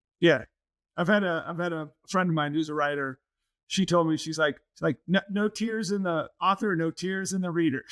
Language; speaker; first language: English; native; English